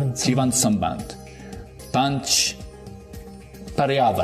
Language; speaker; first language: Hindi; non-native, learner; English